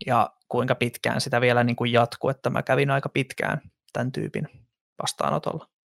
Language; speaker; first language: Finnish; native; Finnish